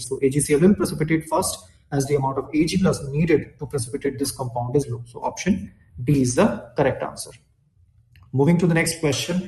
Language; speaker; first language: English; non-native, local second language; Hindi